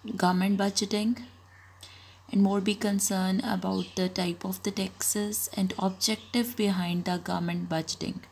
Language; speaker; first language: English; non-native, local second language; Urdu